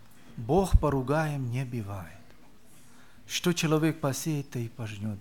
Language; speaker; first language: Russian; non-native, local second language; Romany